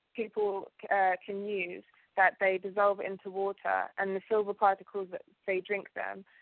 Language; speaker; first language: English; early bilingual, other home language; Ganda